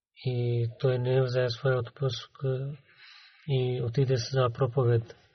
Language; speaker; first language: Bulgarian; non-native, learner; Urdu